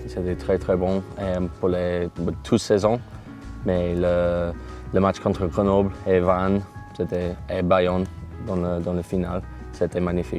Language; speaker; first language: French; non-native, learner; English